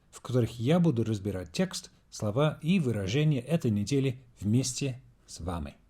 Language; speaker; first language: Russian; non-native, fluent; English